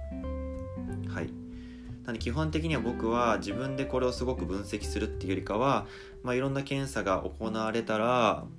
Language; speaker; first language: Japanese; native; Japanese